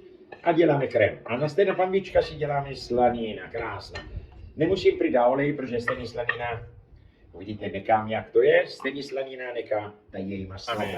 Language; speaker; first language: Czech; non-native, learner; Italian